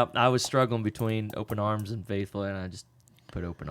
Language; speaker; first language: English; native; English